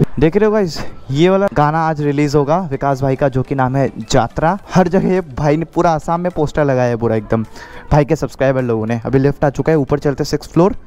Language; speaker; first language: Hindi; non-native, local second language; Assamese